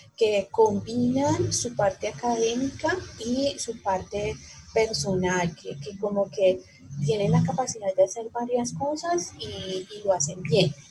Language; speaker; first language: Spanish; native; Spanish